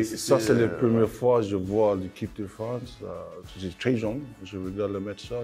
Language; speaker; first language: French; non-native, learner; English